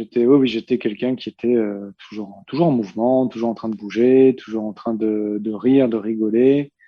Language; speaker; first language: French; early bilingual, heritage; Portuguese